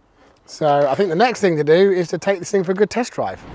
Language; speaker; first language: English; native; English